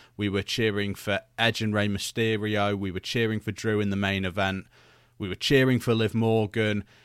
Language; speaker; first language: English; native; English